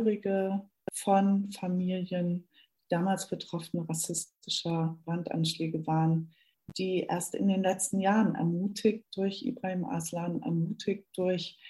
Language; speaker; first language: German; native; German